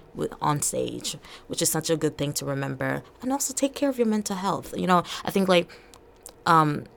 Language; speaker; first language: English; early bilingual, other home language; Portuguese